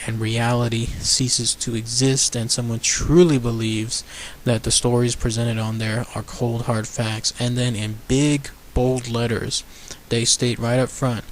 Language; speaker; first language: English; native; English